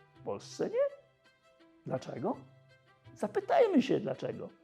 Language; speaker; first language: Polish; native; Polish